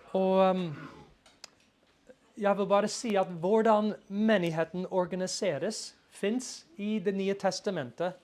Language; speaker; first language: Norwegian; non-native, fluent; English